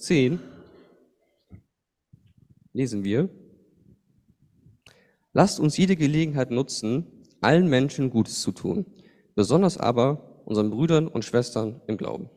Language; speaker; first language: German; native; German